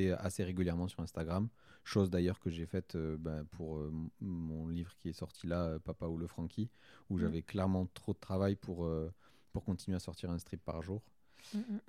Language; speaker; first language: French; native; French